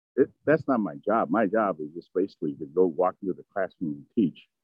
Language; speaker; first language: English; early bilingual, other home language; Vietnamese